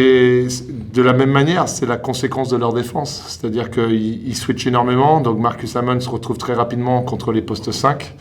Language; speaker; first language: French; native; French